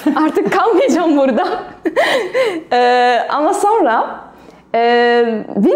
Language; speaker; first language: Turkish; non-native, learner; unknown